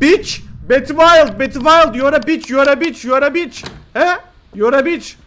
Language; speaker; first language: English; non-native, learner; Turkish